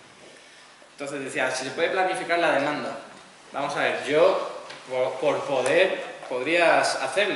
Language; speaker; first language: Spanish; native; Spanish